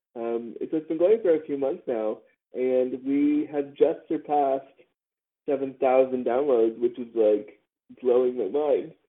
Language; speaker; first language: English; native; English